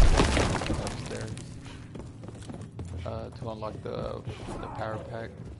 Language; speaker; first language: English; early bilingual, other home language; Spanish